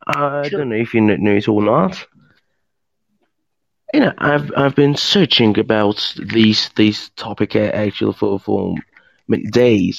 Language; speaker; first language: English; non-native, fluent; Persian